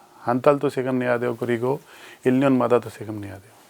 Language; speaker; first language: Korean; non-native, learner; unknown